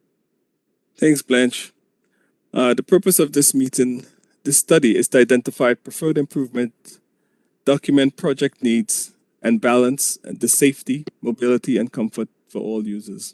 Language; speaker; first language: English; native; English